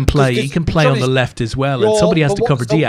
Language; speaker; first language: English; native; English